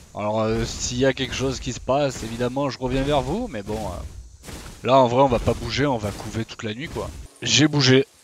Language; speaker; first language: French; native; French